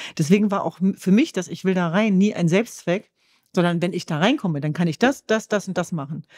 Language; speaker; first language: German; early bilingual, other home language; Kurdish